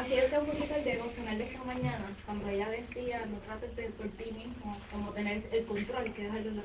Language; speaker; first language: Spanish; native; Spanish